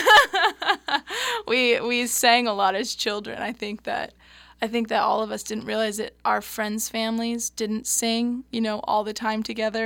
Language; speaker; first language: English; native; English